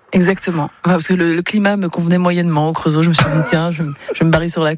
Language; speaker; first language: French; native; French